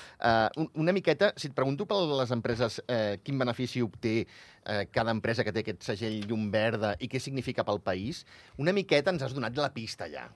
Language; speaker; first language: Catalan; native; Catalan